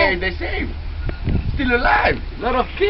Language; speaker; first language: English; non-native, learner; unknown